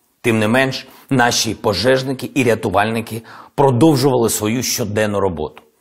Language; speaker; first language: Ukrainian; non-native, local second language; Russian